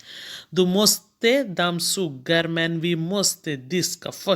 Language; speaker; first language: Swedish; non-native, fluent; Urdu